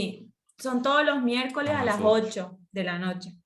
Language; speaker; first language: Spanish; native; Spanish